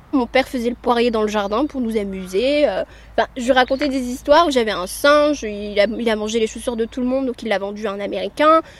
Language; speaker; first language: French; early bilingual, other home language; Amharic